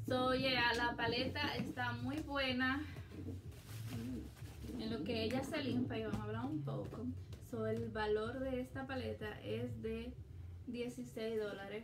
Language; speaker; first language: Spanish; early bilingual, heritage; Spanish